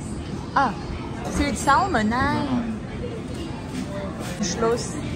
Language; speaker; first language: German; non-native, learner; Filipino